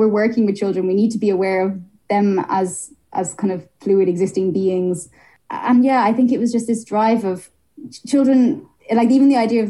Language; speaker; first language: English; native; English